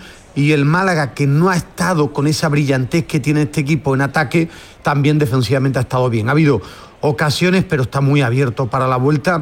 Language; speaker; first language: Spanish; native; Spanish